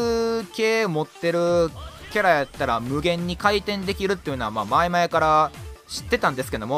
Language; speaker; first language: Japanese; native; Japanese